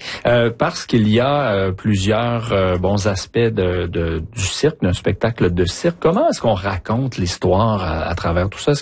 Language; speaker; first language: French; native; French